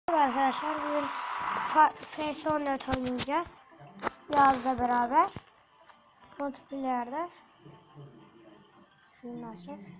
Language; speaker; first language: Turkish; native; Turkish